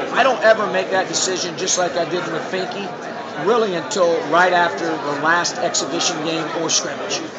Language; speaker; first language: English; native; English